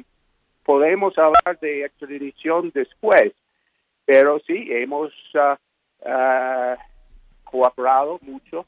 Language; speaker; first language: Spanish; non-native, fluent; English